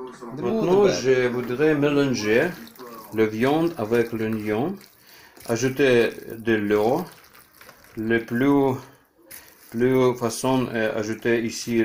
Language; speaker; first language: French; non-native, learner; Ukrainian